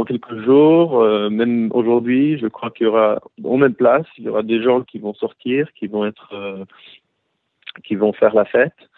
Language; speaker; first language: French; early bilingual, heritage; Hebrew